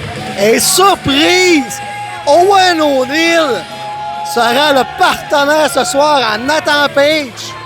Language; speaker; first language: French; native; French